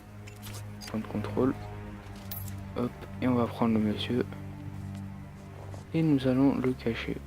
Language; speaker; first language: French; native; French